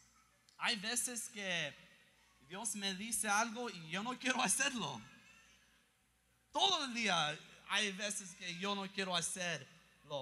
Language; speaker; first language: Spanish; early bilingual, heritage; English